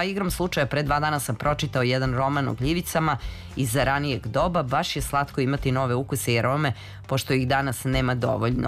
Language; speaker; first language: Serbian; native; Serbian